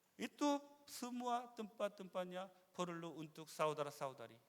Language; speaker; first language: Malay; non-native, fluent; Korean